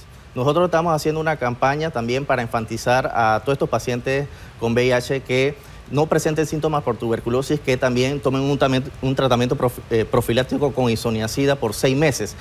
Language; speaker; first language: Spanish; native; Spanish